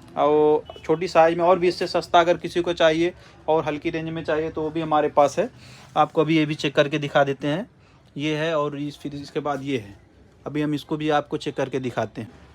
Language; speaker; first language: Hindi; native; Hindi